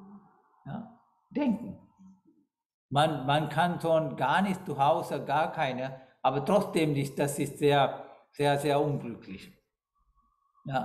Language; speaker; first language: German; non-native, fluent; Sinhala